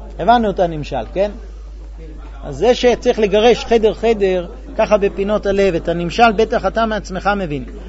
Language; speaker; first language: Hebrew; non-native, fluent; English